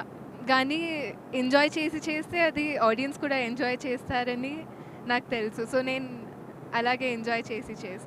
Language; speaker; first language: Telugu; non-native, fluent; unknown